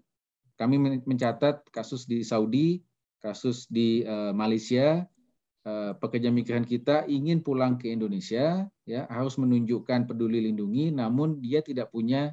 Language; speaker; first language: Indonesian; native; Indonesian